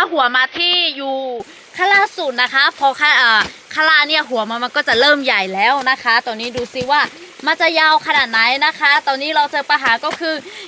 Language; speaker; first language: Thai; non-native, local second language; Lahu